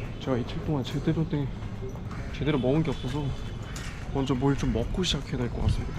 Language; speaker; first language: Korean; native; Korean